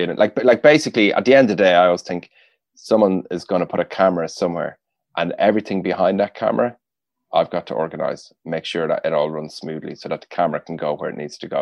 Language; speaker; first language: English; native; English